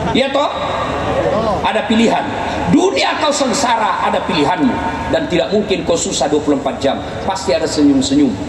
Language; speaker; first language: Indonesian; non-native, local second language; Buginese